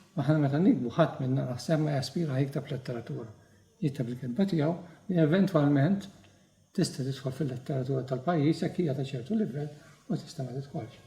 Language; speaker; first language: Maltese; native; Maltese